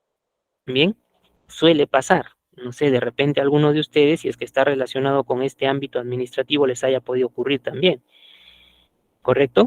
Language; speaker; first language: Spanish; native; Spanish